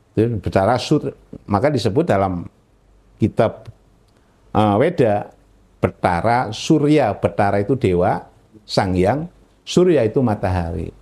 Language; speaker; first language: Indonesian; non-native, local second language; Javanese